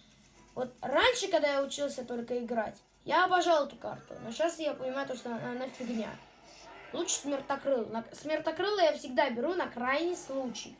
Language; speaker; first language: Russian; native; Russian